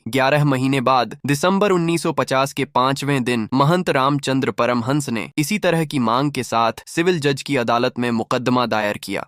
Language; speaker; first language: Hindi; native; Hindi